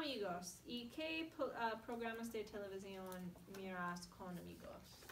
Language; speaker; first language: Spanish; non-native, fluent; English